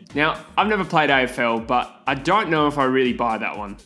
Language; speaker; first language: English; native; English